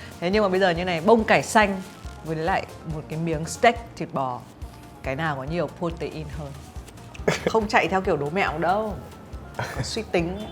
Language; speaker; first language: Vietnamese; native; Vietnamese